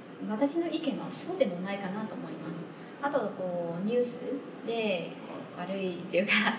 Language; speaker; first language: Japanese; non-native, fluent; Vietnamese